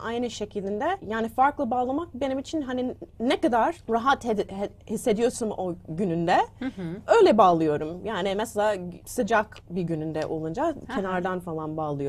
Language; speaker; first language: Turkish; non-native, learner; English